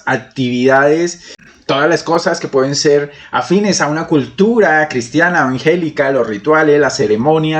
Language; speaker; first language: Spanish; native; Spanish